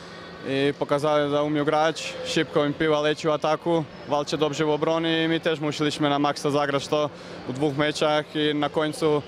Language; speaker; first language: Polish; non-native, fluent; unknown